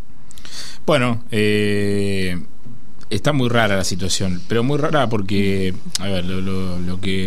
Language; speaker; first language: Spanish; native; Spanish